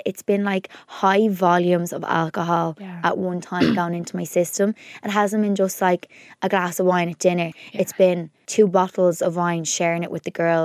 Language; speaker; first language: English; native; English